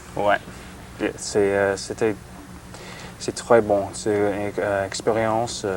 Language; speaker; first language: French; non-native, learner; English